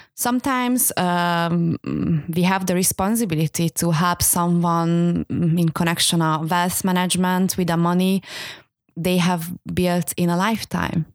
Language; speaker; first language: English; non-native, fluent; Hungarian